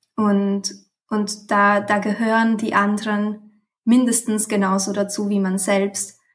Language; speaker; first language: German; early bilingual, other home language; Romanian